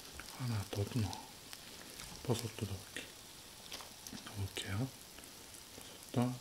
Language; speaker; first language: Korean; non-native, learner; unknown